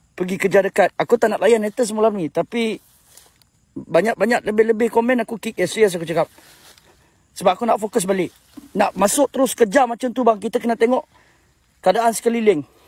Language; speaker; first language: Malay; native; Malay